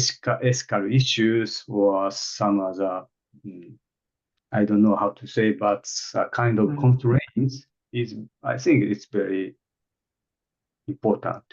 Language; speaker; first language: English; non-native, fluent; Japanese